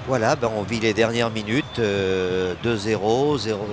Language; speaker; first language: French; native; French